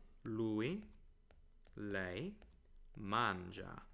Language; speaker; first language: Italian; non-native, fluent; English